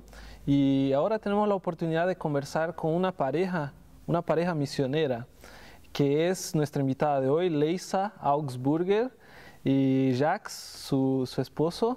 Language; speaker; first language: Spanish; non-native, fluent; Portuguese